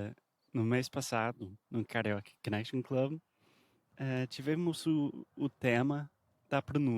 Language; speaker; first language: Portuguese; non-native, fluent; English